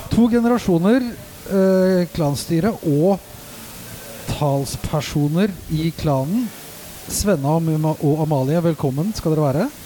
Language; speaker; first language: Norwegian; native; Norwegian